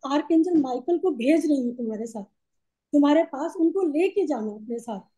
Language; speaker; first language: Hindi; native; Hindi